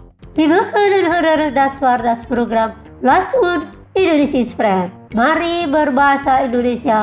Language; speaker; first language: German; non-native, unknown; Indonesian